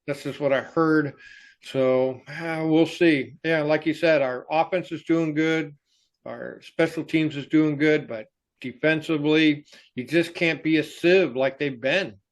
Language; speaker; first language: English; native; English